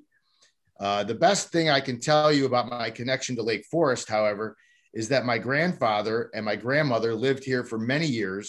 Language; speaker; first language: English; native; English